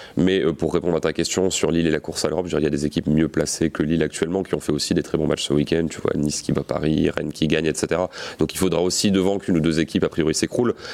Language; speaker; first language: French; native; French